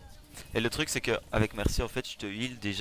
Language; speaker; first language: French; native; French